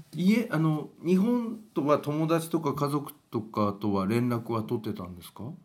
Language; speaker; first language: Japanese; native; Japanese